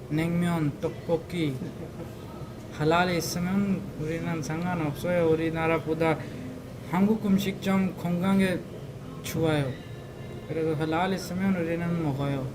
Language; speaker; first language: Korean; non-native, fluent; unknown